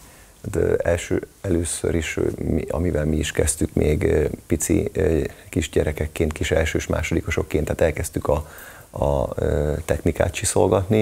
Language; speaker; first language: Hungarian; native; Hungarian